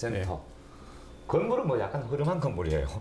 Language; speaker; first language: Korean; native; Korean